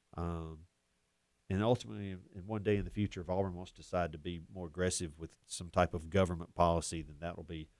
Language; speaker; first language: English; native; English